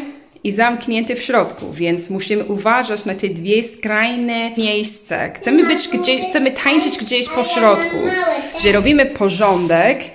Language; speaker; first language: Polish; early bilingual, heritage; English